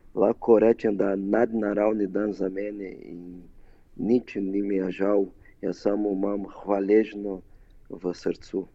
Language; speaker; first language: Slovenian; non-native, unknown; Portuguese